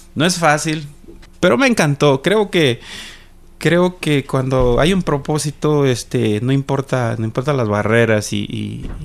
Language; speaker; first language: Spanish; native; Spanish